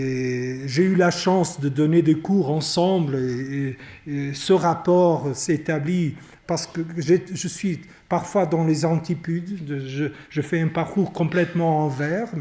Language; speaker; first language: French; non-native, fluent; Portuguese